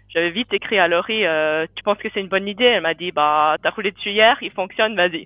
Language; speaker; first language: French; native; French